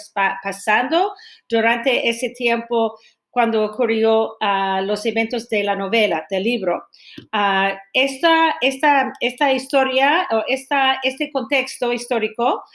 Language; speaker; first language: Spanish; non-native, fluent; English